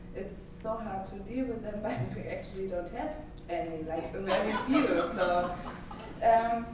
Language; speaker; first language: English; non-native, fluent; German